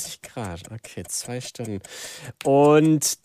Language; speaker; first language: German; native; German